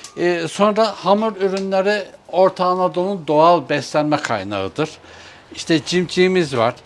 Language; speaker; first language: Turkish; native; Turkish